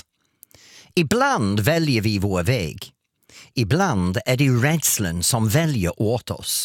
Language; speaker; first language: Swedish; non-native, fluent; English